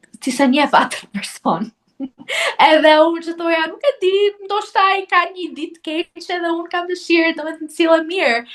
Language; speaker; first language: Albanian; native; Albanian